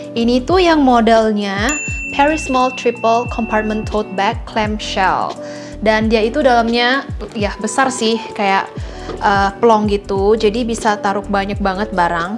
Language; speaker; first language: Indonesian; native; Indonesian